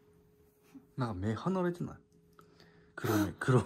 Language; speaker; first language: Japanese; native; Japanese